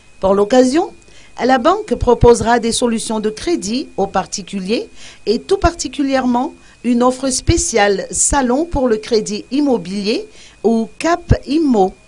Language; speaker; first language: French; non-native, local second language; Malagasy